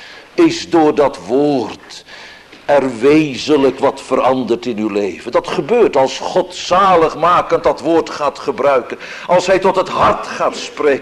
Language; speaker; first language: Dutch; native; Dutch